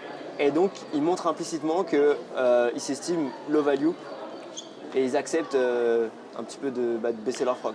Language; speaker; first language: French; native; French